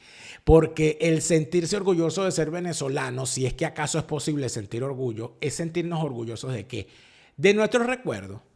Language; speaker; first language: Spanish; native; Spanish